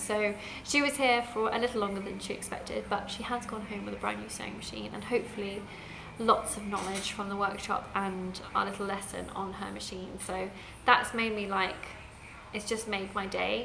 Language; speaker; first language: English; native; English